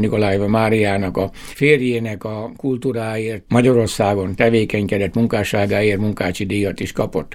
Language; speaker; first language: Hungarian; native; Hungarian